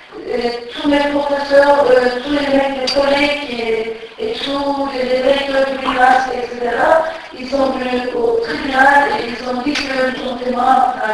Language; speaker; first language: French; non-native, fluent; Turkish